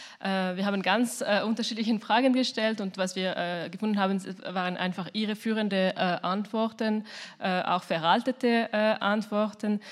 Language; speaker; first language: German; non-native, fluent; French